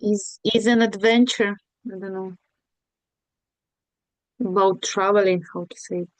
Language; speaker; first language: English; non-native, learner; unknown